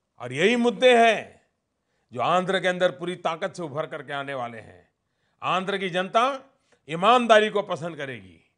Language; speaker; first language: Hindi; non-native, local second language; Gujarati